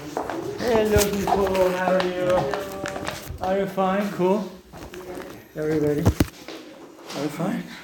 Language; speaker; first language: English; non-native, fluent; Turkish